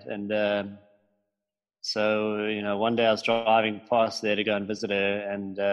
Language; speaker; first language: English; native; English